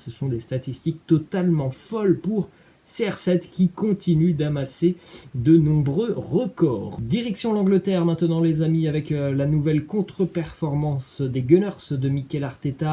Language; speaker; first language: French; native; French